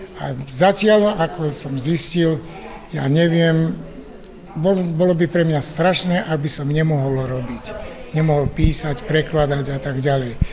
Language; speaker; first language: Slovak; native; Slovak